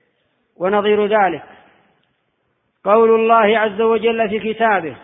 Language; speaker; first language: Arabic; native; Arabic